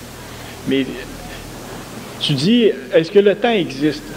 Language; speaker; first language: French; native; French